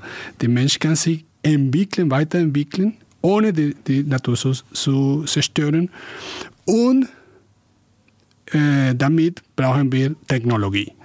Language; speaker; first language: German; non-native, fluent; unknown